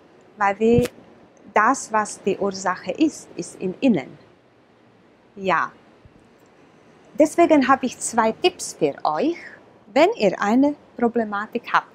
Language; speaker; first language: German; non-native, fluent; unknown